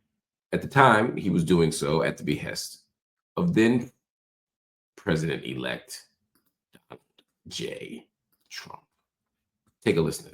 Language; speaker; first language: English; native; English